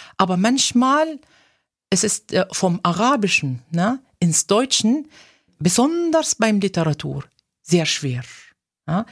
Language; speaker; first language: German; non-native, fluent; Arabic